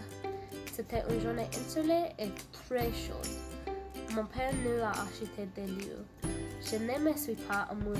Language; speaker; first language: French; non-native, learner; English